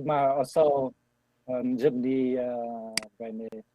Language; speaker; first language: English; non-native, learner; Vietnamese